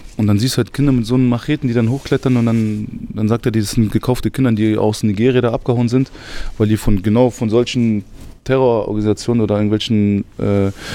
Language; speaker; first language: German; early bilingual, other home language; Arabic